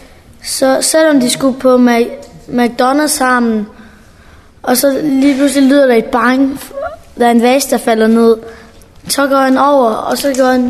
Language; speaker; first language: Danish; early bilingual, other home language; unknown